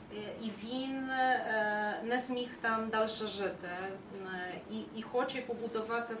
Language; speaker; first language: Ukrainian; non-native, fluent; Polish